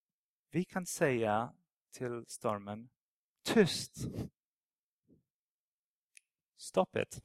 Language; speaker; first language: Swedish; non-native, fluent; English